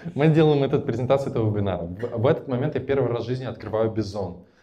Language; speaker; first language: Russian; native; Russian